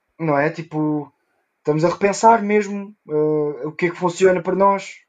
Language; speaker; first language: Portuguese; early bilingual, heritage; Portuguese